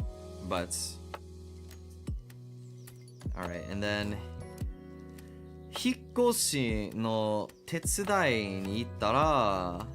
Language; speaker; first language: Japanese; non-native, learner; English